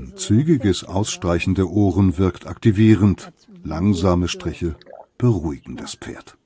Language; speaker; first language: German; native; German